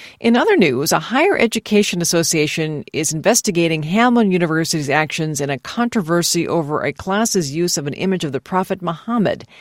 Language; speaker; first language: English; native; English